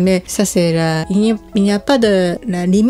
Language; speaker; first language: French; non-native, learner; Japanese